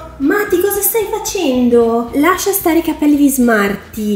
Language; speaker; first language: Italian; native; Italian